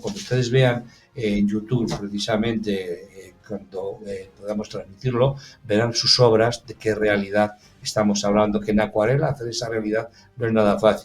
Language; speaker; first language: Spanish; native; Spanish